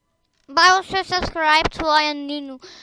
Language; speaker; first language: Danish; early bilingual, other home language; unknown